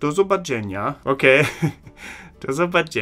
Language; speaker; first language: Polish; non-native, learner; German